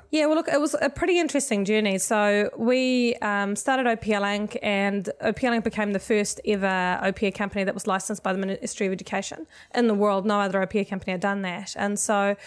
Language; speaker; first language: English; non-native, fluent; Swedish